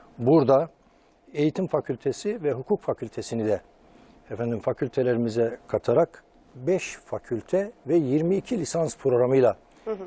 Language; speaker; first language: Turkish; native; Turkish